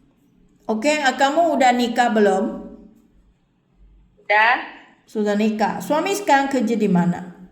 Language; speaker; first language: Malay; non-native, local second language; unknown